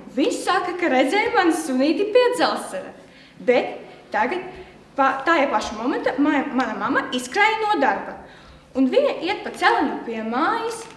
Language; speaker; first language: Latvian; non-native, local second language; Russian